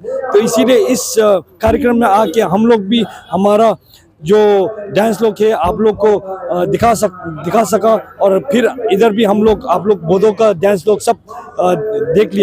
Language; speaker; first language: Hindi; non-native, fluent; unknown